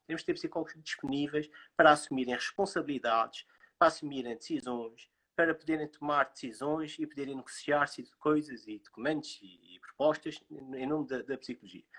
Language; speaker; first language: Portuguese; native; Portuguese